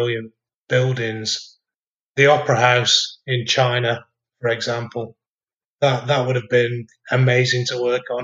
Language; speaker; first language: English; native; English